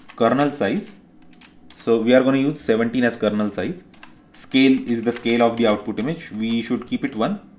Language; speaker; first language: English; non-native, local second language; Marathi